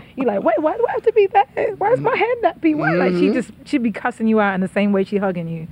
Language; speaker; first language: English; native; English